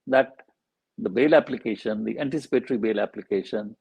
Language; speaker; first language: English; non-native, local second language; Punjabi